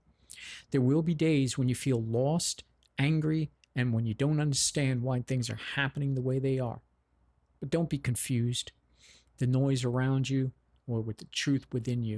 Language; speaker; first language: English; native; English